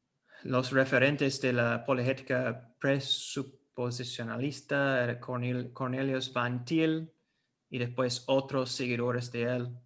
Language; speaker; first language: Spanish; non-native, fluent; English